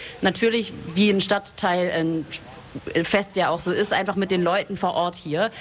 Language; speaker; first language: German; native; German